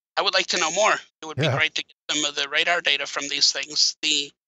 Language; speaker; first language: English; native; English